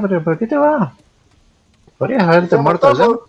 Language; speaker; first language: Spanish; native; Spanish